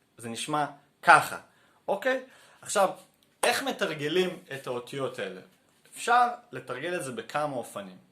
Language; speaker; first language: Hebrew; native; Hebrew